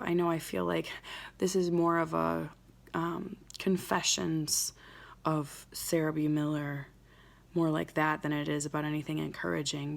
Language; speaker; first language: English; native; English